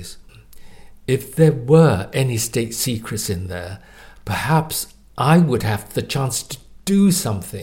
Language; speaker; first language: English; non-native, local second language; Cantonese